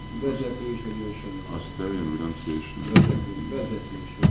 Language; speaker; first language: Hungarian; early bilingual, heritage; Hungarian